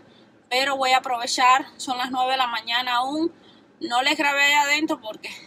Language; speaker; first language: Spanish; native; Spanish